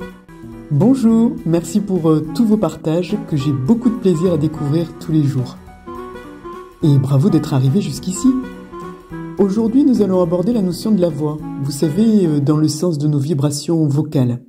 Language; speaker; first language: French; native; French